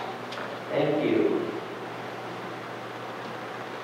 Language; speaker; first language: English; native; English